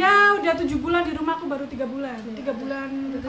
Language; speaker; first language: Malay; non-native, local second language; Javanese